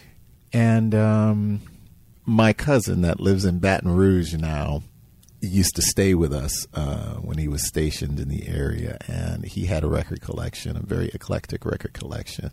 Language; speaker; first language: English; native; English